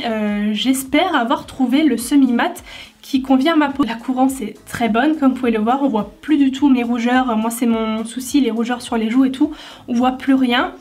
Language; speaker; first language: French; native; French